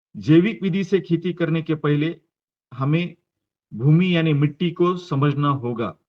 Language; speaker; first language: Hindi; non-native, local second language; Marathi